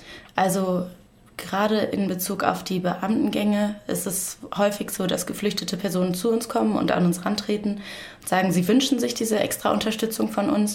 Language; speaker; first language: German; native; German